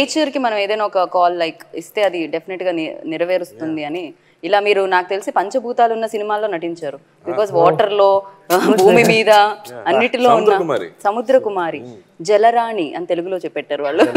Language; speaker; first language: Telugu; native; Telugu